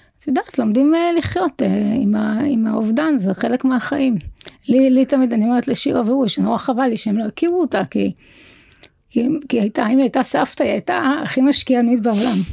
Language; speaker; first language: Hebrew; native; Hebrew